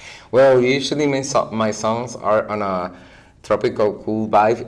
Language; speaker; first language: English; non-native, fluent; Spanish